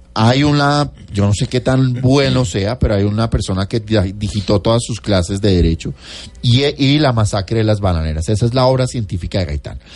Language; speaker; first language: Spanish; native; Spanish